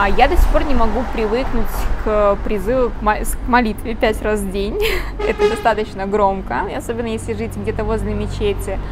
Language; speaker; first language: Russian; native; Russian